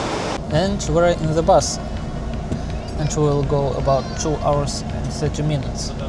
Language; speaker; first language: English; non-native, learner; Russian